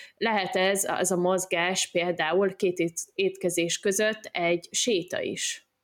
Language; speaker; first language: Hungarian; early bilingual, heritage; Hungarian